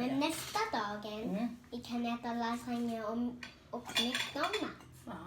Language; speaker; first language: Swedish; early bilingual, other home language; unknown